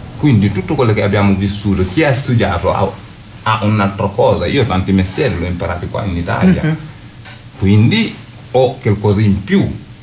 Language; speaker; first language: Italian; non-native, fluent; Wolof